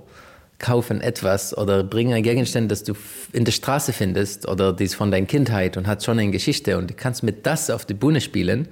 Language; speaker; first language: German; non-native, fluent; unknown